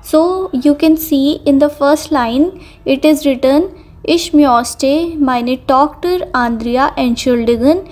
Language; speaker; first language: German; non-native, fluent; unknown